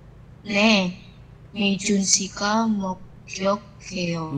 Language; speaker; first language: Korean; non-native, learner; Indonesian